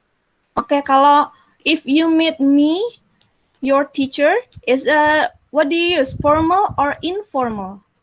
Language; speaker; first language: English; non-native, fluent; Indonesian